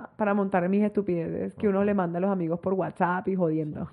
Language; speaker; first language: Spanish; native; Spanish